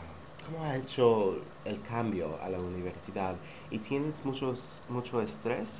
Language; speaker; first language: Spanish; non-native, learner; English